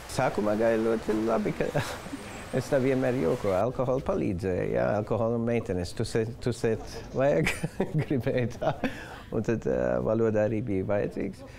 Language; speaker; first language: Latvian; non-native, fluent; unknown